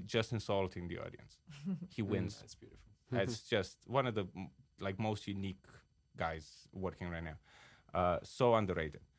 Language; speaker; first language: English; non-native, fluent; Romanian